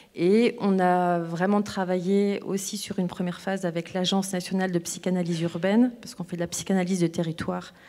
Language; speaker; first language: French; native; French